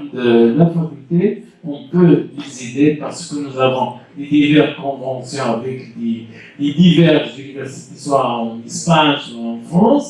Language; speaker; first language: French; non-native, local second language; Arabic